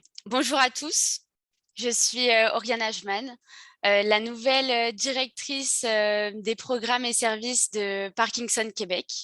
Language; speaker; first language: French; native; French